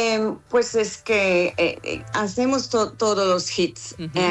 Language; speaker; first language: Spanish; non-native, fluent; English